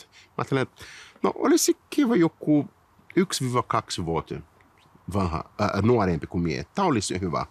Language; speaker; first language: Finnish; non-native, fluent; Portuguese